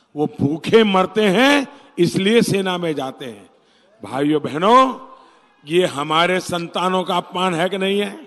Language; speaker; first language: Hindi; non-native, local second language; Gujarati